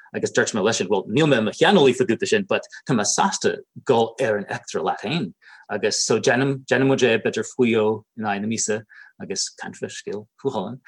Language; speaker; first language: Irish; native; Irish